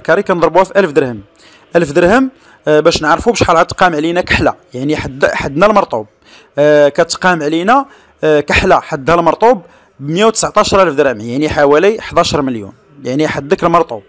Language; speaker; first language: Arabic; native; Arabic